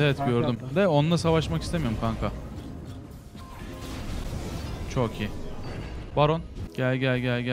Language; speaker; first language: Turkish; native; Turkish